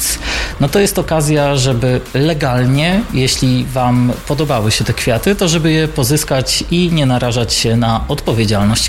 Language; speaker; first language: Polish; native; Polish